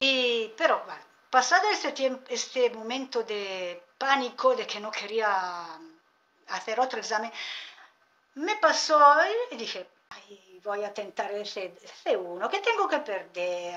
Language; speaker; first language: Spanish; non-native, fluent; Italian